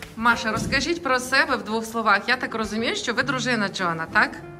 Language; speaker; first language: Ukrainian; native; Ukrainian